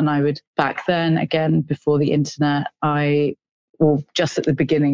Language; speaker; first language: English; native; English